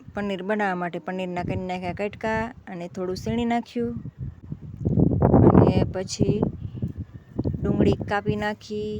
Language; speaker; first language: Gujarati; native; Gujarati